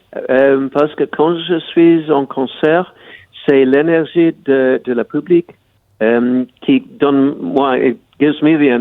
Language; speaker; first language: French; non-native, learner; English